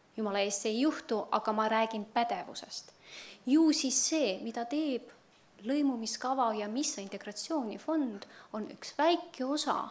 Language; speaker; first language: Estonian; non-native, local second language; Russian